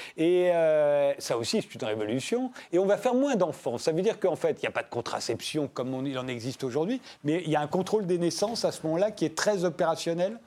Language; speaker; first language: French; native; French